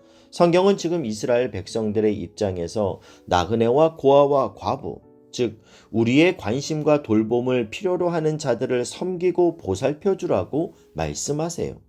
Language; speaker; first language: Korean; native; Korean